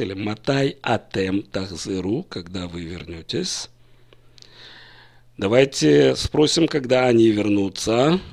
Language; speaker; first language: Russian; native; Russian